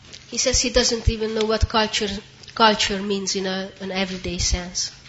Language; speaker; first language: English; non-native, fluent; Hungarian